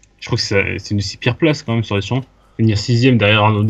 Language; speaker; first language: French; native; French